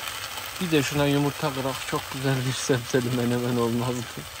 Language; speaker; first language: Turkish; native; Turkish